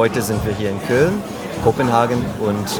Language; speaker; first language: German; non-native, learner; French